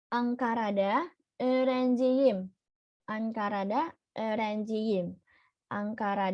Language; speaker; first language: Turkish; non-native, learner; Indonesian